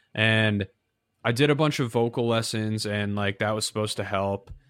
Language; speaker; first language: English; native; English